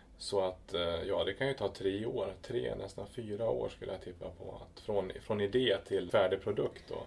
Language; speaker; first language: Swedish; native; Swedish